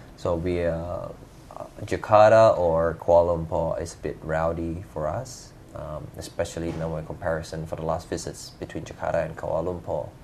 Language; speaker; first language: English; non-native, fluent; Indonesian